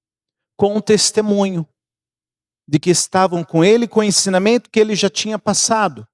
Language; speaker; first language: Portuguese; native; Portuguese